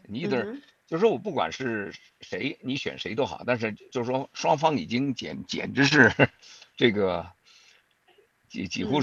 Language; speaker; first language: Chinese; native; Chinese